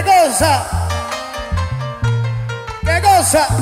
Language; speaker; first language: Spanish; native; Spanish